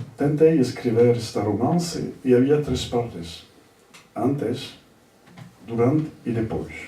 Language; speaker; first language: Portuguese; non-native, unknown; French